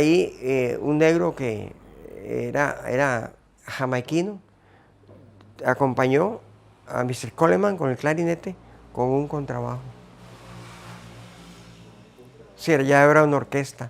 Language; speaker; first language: Spanish; native; Spanish